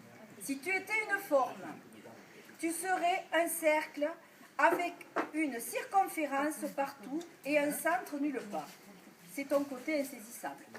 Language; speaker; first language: French; native; French